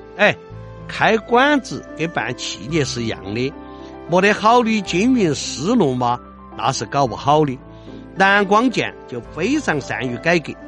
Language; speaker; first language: Chinese; native; Chinese